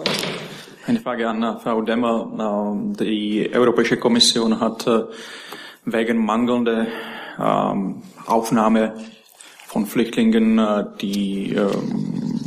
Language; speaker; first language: German; non-native, learner; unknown